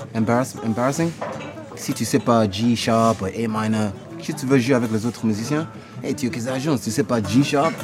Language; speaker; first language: French; non-native, learner; Yoruba